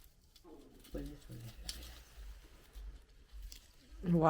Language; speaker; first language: Spanish; native; Spanish